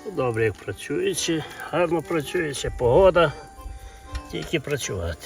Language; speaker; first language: Ukrainian; native; Ukrainian